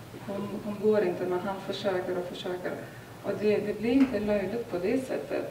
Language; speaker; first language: Swedish; non-native, fluent; Lithuanian